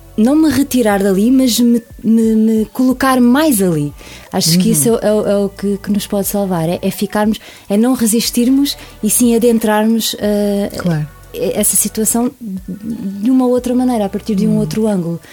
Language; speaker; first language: Portuguese; native; Portuguese